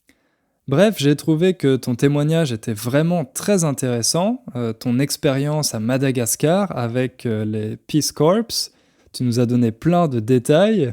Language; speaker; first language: French; native; French